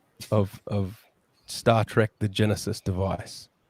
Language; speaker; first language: English; native; English